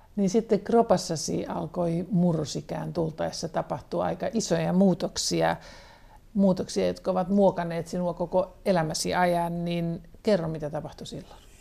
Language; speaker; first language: Finnish; native; Finnish